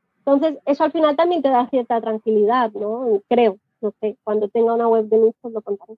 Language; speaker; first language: Spanish; native; Spanish